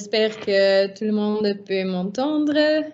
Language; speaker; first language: French; non-native, local second language; Dutch